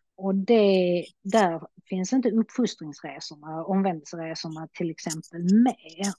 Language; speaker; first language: Swedish; native; Swedish